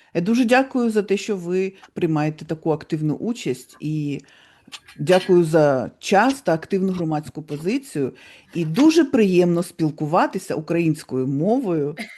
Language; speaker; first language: Ukrainian; native; Ukrainian